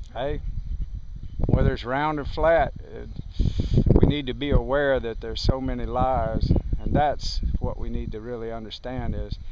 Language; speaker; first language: English; native; English